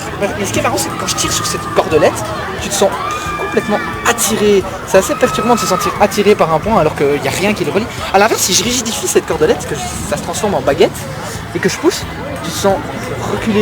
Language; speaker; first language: French; native; French